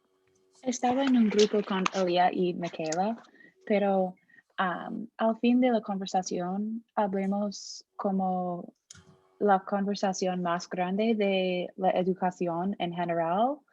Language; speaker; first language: Spanish; non-native, fluent; English